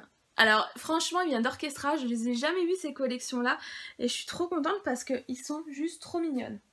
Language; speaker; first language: French; native; French